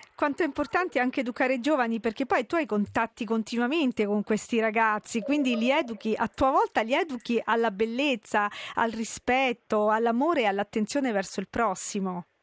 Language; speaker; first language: Italian; native; Italian